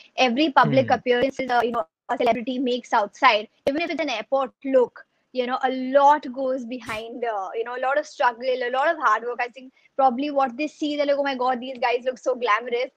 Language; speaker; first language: English; non-native, local second language; Hindi